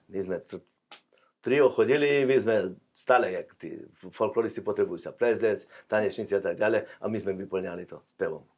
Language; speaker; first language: Slovak; non-native, local second language; Rusyn